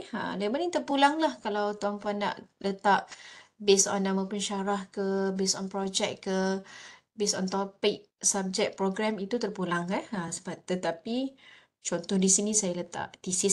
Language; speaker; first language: Malay; native; Malay